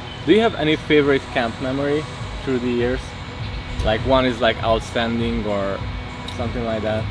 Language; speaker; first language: English; non-native, fluent; Hungarian